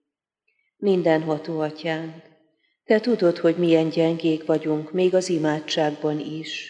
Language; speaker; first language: Hungarian; native; Hungarian